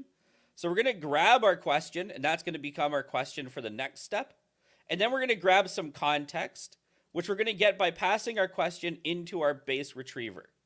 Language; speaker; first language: English; native; English